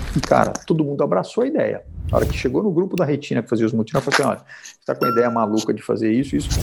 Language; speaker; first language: Portuguese; native; Portuguese